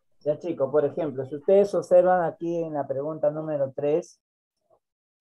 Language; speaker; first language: Spanish; native; Spanish